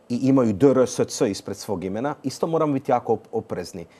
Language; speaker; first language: Serbian; early bilingual, heritage; Serbian